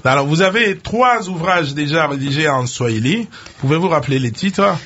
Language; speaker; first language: French; non-native, local second language; Lingala